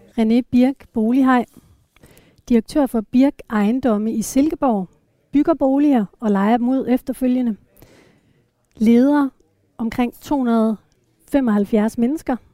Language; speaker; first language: Danish; native; Danish